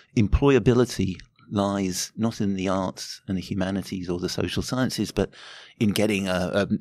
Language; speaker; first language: English; native; English